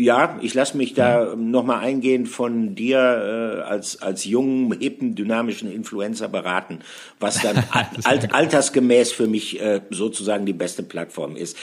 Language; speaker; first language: German; native; German